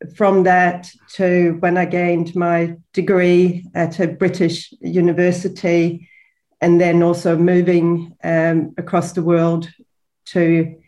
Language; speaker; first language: English; non-native, fluent; Swedish